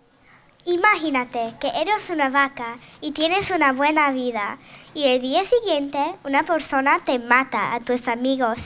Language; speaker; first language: Spanish; non-native, learner; English